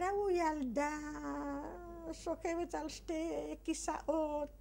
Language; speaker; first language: Hebrew; early bilingual, other home language; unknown